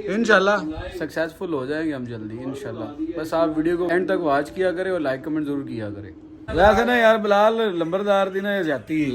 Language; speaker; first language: Urdu; non-native, local second language; Punjabi